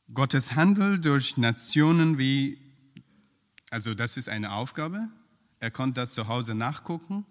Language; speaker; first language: German; non-native, fluent; Persian